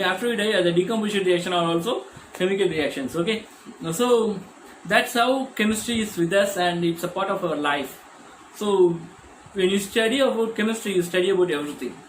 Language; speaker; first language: English; non-native, local second language; Tamil